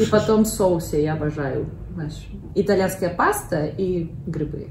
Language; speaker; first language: Russian; early bilingual, heritage; Russian